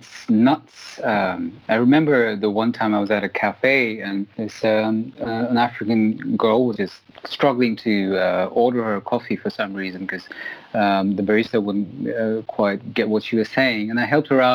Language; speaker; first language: English; native; English